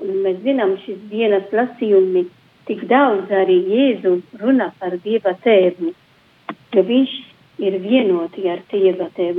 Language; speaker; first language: Latvian; non-native, fluent; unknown